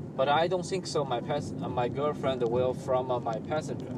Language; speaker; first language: English; non-native, learner; Chinese